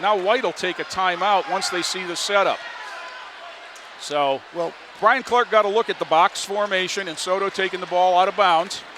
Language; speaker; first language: English; native; English